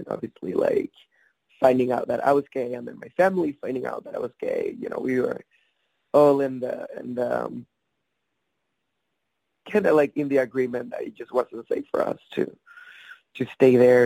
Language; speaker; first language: English; non-native, fluent; Spanish